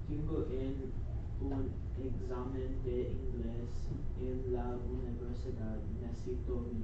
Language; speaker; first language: Spanish; non-native, learner; English